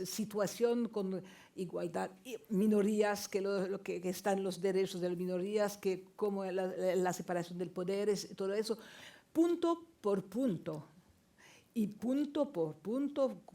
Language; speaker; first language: Spanish; non-native, fluent; French